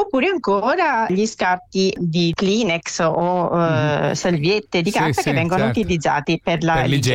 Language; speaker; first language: Italian; native; Italian